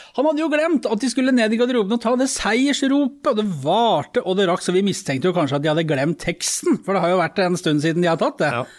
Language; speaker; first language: Norwegian; native; Norwegian